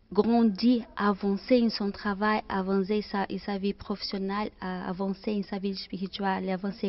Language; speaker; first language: French; non-native, fluent; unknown